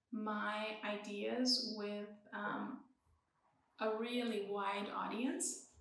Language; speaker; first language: English; early bilingual, other home language; Persian